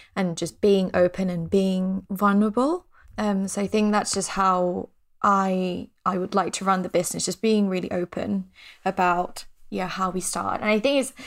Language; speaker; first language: English; non-native, fluent; Thai